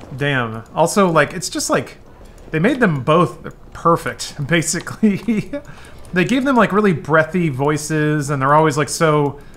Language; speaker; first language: English; native; English